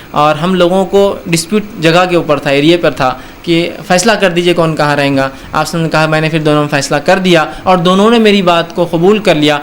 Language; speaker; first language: Urdu; native; Urdu